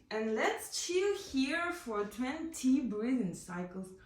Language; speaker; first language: English; non-native, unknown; Ukrainian